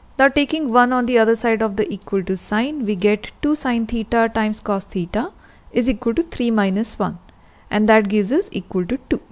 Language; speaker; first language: English; non-native, local second language; Hindi